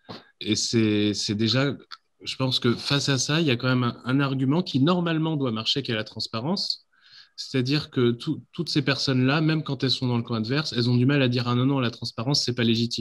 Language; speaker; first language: French; native; French